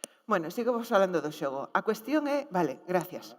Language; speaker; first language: Galician; native; Galician